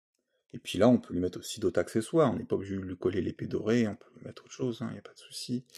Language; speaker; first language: French; native; French